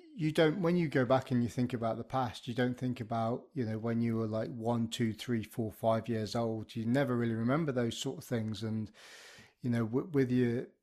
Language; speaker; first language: English; native; English